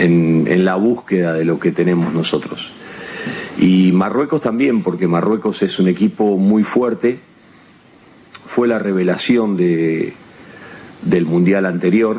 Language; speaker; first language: Spanish; native; Spanish